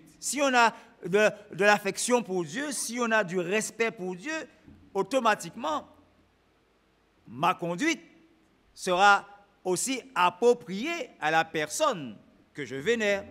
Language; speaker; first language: French; native; French